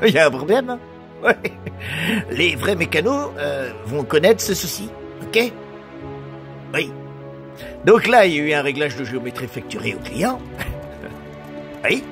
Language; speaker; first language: French; native; French